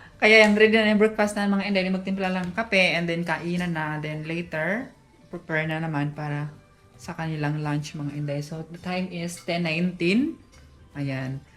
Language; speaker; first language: Filipino; non-native, local second language; Cebuano